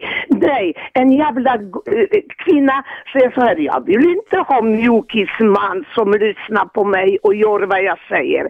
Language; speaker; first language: Swedish; non-native, fluent; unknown